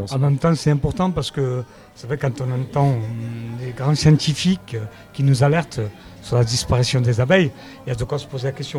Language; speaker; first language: French; native; French